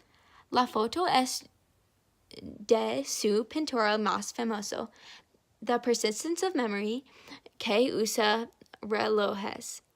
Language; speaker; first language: Spanish; non-native, learner; English